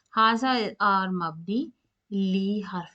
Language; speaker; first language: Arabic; non-native, fluent; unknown